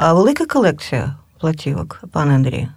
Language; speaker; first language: Ukrainian; native; Ukrainian